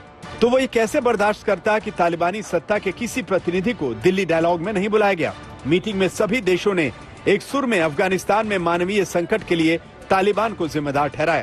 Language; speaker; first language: Hindi; native; Hindi